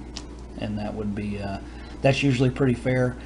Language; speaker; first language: English; native; English